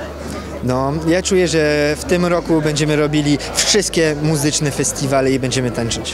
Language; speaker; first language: Polish; non-native, fluent; French